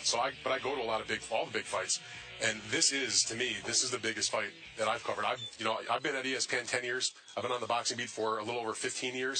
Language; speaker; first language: English; native; English